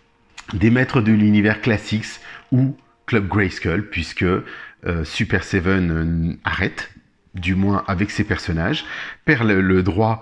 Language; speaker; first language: French; native; French